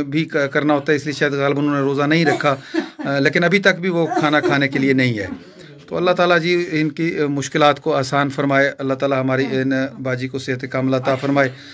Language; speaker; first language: Urdu; non-native, local second language; Punjabi